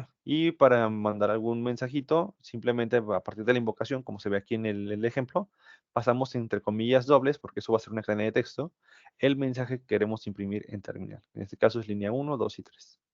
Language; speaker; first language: Spanish; native; Spanish